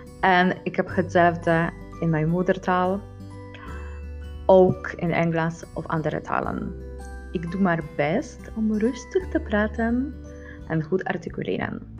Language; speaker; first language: Dutch; non-native, learner; Polish